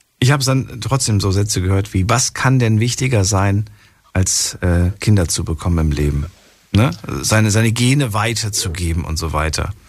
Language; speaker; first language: German; native; German